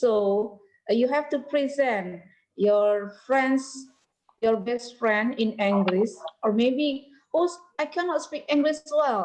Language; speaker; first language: English; non-native, learner; Indonesian